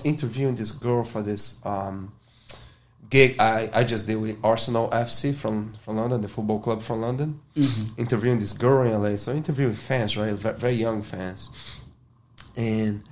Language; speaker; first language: English; non-native, fluent; Portuguese